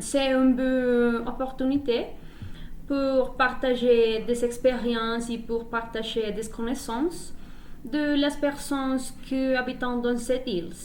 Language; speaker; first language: French; non-native, learner; Spanish